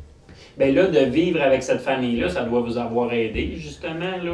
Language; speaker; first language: French; native; French